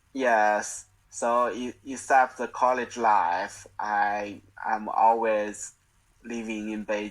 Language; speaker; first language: English; non-native, learner; Chinese